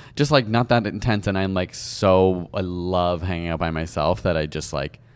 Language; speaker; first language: English; early bilingual, other home language; Hindi